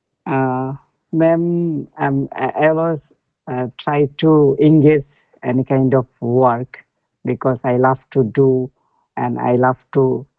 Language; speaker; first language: English; non-native, learner; Bangla